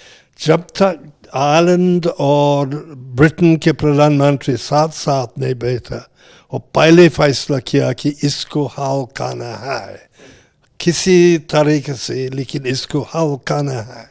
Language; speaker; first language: Hindi; non-native, fluent; English